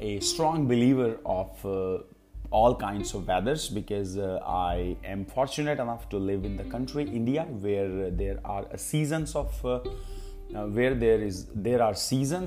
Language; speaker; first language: English; non-native, local second language; Hindi